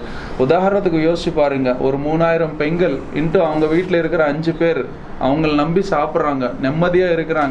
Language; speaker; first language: Tamil; native; Tamil